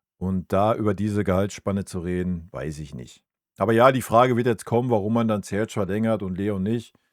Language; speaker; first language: German; native; German